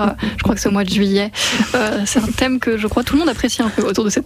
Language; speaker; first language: French; native; French